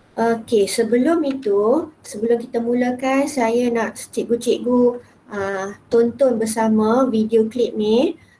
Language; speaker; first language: Malay; native; Malay